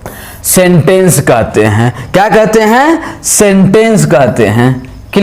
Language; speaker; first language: Hindi; native; Hindi